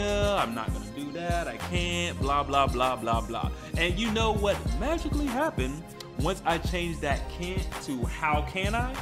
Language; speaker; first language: English; native; English